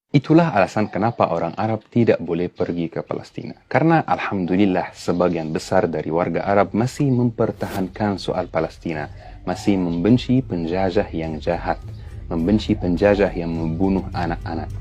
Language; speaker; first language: Indonesian; non-native, fluent; Arabic